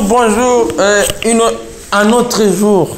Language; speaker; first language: French; non-native, local second language; Rundi